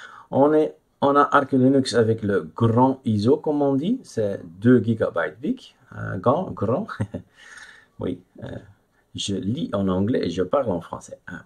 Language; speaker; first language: French; non-native, fluent; Dutch